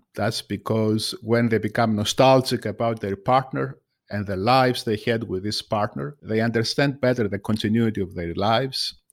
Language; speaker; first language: English; non-native, fluent; Greek